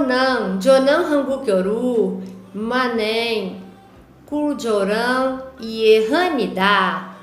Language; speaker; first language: Korean; non-native, learner; Portuguese